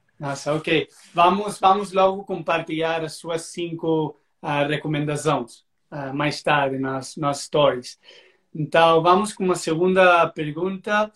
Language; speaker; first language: Portuguese; non-native, learner; Spanish